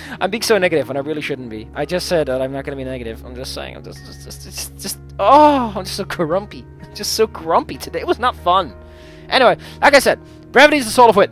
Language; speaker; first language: English; non-native, fluent; Dutch